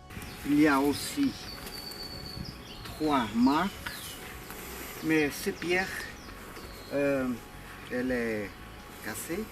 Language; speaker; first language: French; non-native, learner; Portuguese